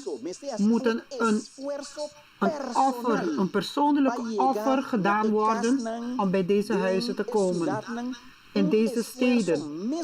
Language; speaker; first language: Dutch; non-native, local second language; Papiamento